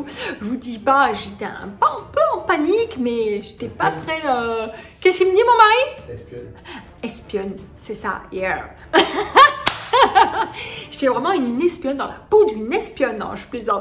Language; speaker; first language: French; native; French